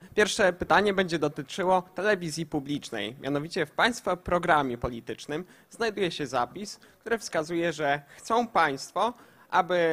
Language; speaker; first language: Polish; native; Polish